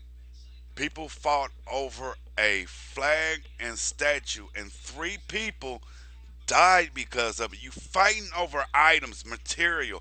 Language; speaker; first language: English; native; English